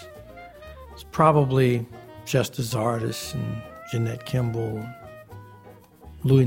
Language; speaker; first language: English; native; English